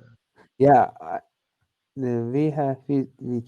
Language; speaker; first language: English; non-native, learner; Turkish